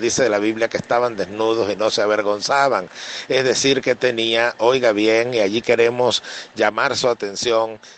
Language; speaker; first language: Spanish; native; Spanish